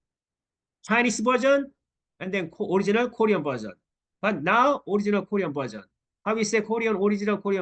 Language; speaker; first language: English; non-native, learner; Korean